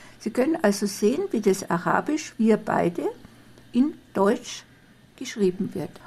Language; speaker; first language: German; native; German